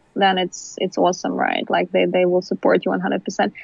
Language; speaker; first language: English; non-native, fluent; Ukrainian